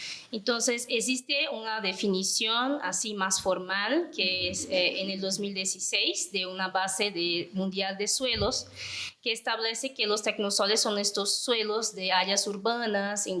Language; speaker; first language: Spanish; non-native, fluent; Portuguese